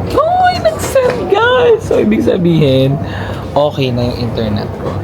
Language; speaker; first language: Filipino; native; Filipino